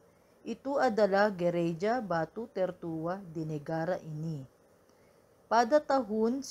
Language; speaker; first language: Indonesian; non-native, learner; Filipino